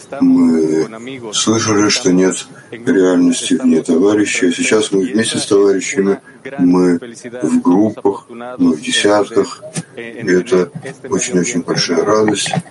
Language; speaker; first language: Russian; non-native, fluent; Spanish